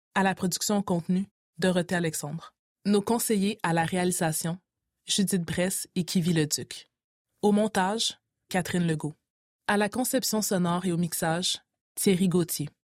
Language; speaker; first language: French; native; French